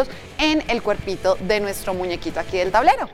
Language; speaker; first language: Spanish; native; Spanish